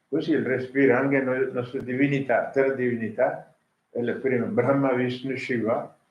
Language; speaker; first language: Italian; non-native, learner; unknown